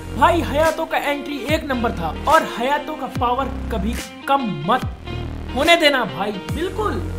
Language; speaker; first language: Hindi; native; Hindi